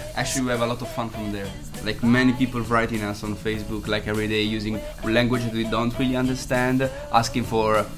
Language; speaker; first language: English; non-native, fluent; Italian